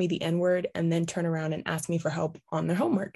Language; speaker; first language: English; native; English